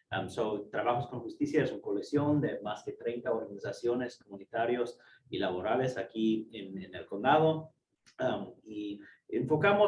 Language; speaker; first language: Spanish; non-native, fluent; English